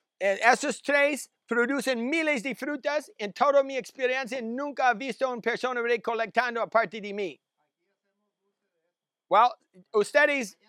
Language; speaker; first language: Spanish; non-native, learner; English